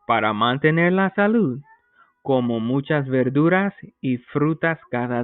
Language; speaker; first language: Spanish; non-native, fluent; English